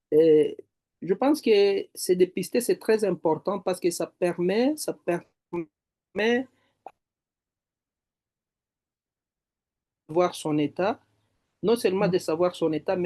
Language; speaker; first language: French; non-native, local second language; Swahili